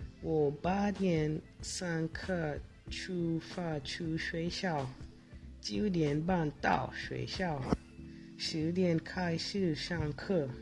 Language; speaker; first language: Chinese; non-native, learner; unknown